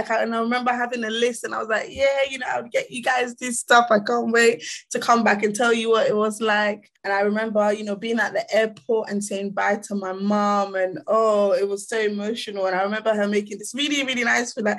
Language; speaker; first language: English; non-native, local second language; Krio